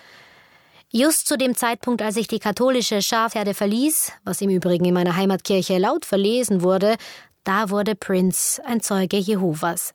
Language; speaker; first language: German; native; German